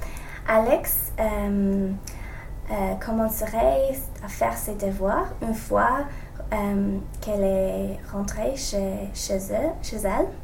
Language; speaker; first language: French; non-native, learner; English